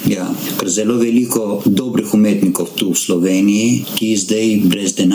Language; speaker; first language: Slovenian; non-native, learner; Armenian